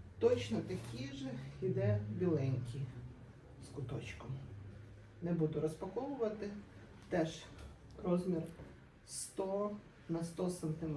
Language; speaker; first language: Ukrainian; non-native, local second language; Russian